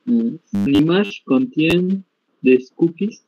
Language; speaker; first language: French; non-native, learner; Spanish